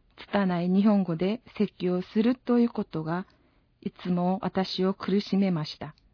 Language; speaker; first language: Japanese; non-native, fluent; Korean